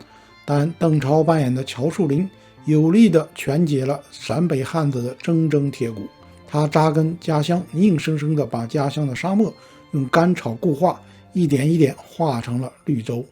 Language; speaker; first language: Chinese; native; Chinese